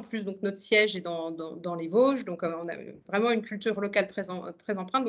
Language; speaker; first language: French; native; French